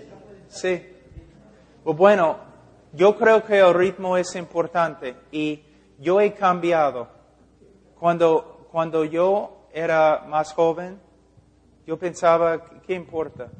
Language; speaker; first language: Spanish; non-native, fluent; English